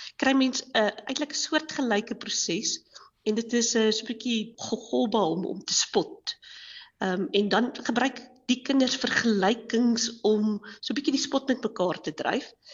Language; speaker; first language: Afrikaans; native; Afrikaans